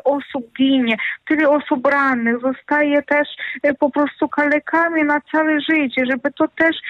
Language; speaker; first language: Polish; non-native, fluent; Ukrainian